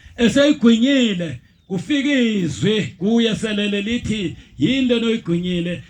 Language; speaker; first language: Zulu; native; Zulu